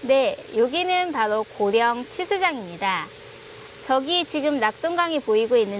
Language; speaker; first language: Korean; native; Korean